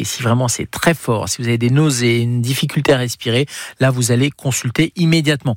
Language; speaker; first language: French; native; French